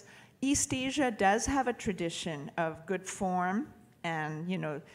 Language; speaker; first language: English; native; English